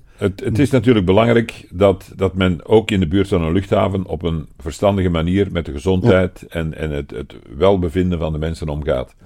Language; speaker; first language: Dutch; native; Dutch